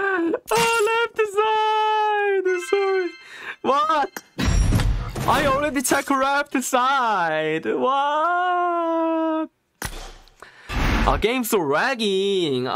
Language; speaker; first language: English; non-native, learner; Korean